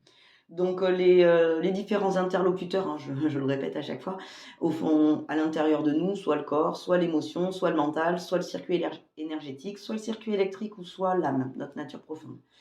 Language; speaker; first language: French; native; French